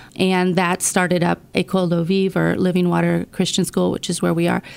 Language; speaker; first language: English; native; English